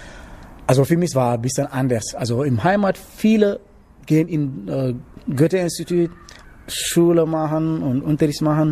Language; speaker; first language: German; non-native, learner; Wolof